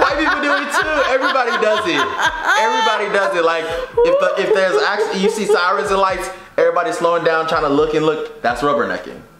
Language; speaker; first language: English; native; English